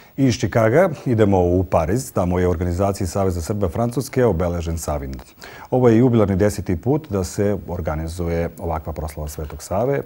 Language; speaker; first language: Serbian; native; Serbian